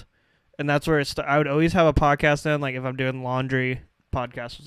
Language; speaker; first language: English; native; English